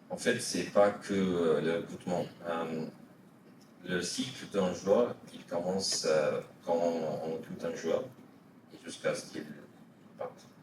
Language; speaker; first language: French; non-native, fluent; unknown